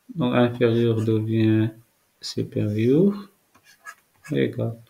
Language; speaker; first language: French; non-native, local second language; Arabic